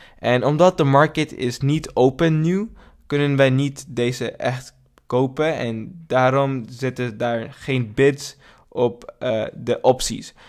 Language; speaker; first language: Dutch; non-native, learner; English